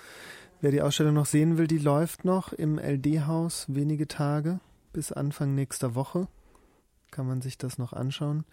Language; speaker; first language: German; native; German